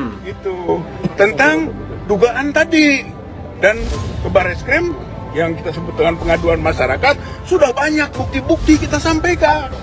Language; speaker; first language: Indonesian; native; Indonesian